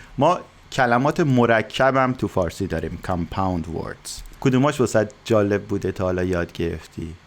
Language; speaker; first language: Persian; native; Persian